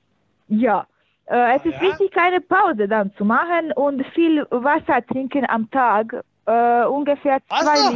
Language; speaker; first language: German; non-native, learner; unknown